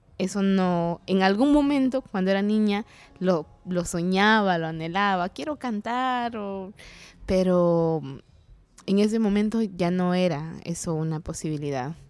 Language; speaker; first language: Spanish; non-native, local second language; Kaqchikel